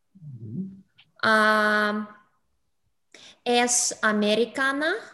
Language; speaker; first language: Spanish; non-native, learner; English